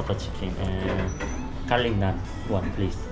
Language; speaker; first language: English; non-native, learner; Korean